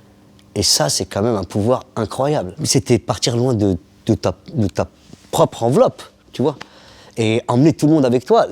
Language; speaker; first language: French; early bilingual, other home language; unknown